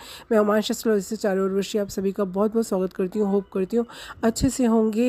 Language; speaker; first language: Hindi; native; Hindi